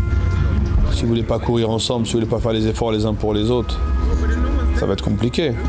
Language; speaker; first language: French; native; French